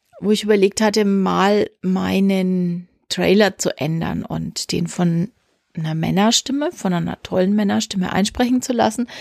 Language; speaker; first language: German; native; German